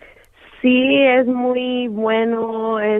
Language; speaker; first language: Spanish; early bilingual, heritage; Spanish